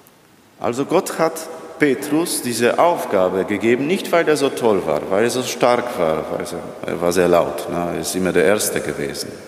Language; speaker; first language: German; non-native, fluent; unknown